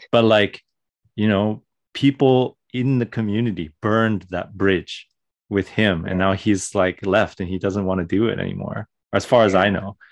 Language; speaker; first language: English; native; English